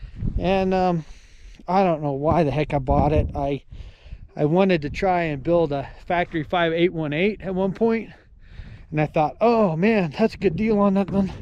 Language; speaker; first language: English; native; English